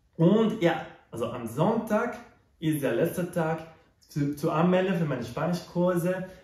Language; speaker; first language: German; non-native, fluent; Spanish